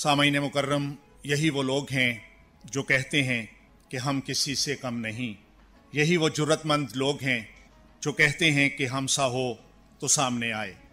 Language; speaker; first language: Urdu; native; Urdu